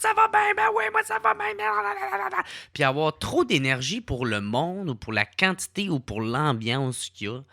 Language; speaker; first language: French; native; French